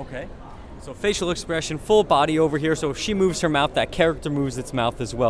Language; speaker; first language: English; native; English